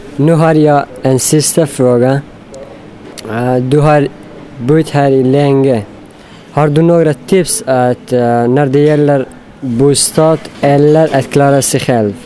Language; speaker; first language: Swedish; non-native, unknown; Persian